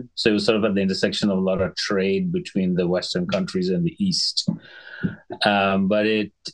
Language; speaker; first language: English; non-native, local second language; Sinhala